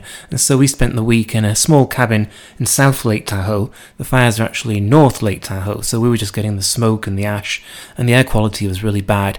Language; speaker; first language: English; native; English